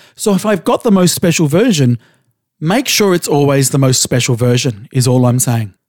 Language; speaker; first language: English; native; English